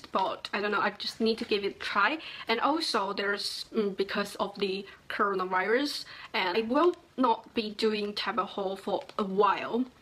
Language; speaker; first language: English; non-native, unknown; Chinese